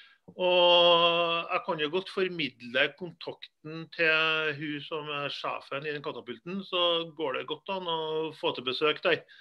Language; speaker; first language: Norwegian; native; Norwegian